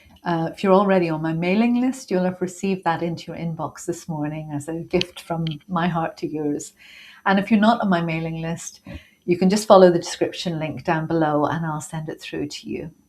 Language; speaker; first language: English; native; English